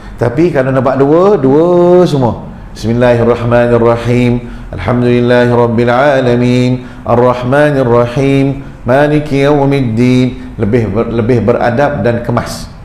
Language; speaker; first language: Malay; early bilingual, heritage; Malay